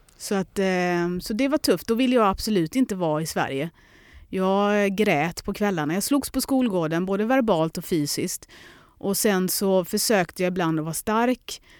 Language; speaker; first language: Swedish; early bilingual, other home language; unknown